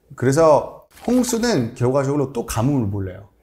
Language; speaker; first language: Korean; non-native, fluent; French